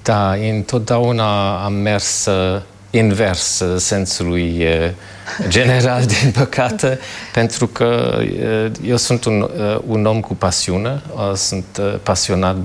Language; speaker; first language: Romanian; non-native, fluent; German